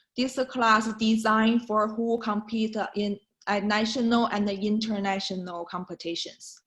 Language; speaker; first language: English; non-native, learner; Chinese